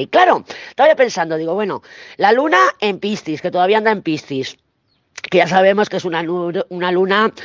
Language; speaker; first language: Spanish; native; Spanish